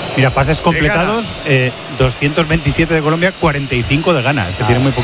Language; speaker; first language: Spanish; native; Spanish